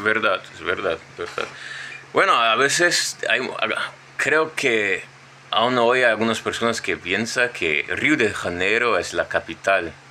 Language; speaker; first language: Spanish; non-native, fluent; Portuguese